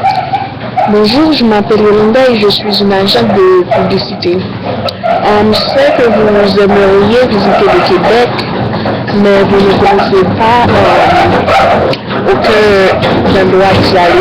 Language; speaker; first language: French; non-native, learner; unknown